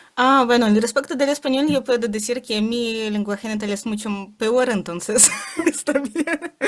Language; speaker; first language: Spanish; non-native, fluent; Ukrainian